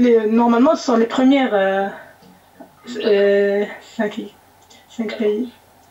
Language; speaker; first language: French; non-native, local second language; Arabic